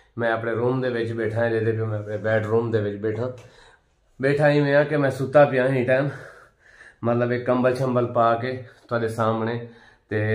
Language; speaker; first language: Punjabi; non-native, local second language; Saraiki